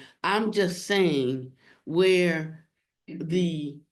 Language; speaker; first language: English; native; English